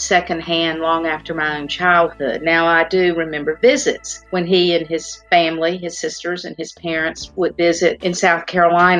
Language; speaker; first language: English; native; English